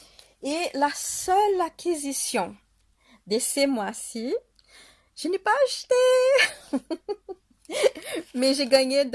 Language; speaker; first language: French; non-native, fluent; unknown